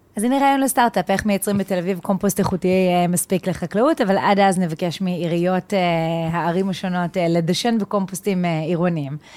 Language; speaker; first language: Hebrew; native; Hebrew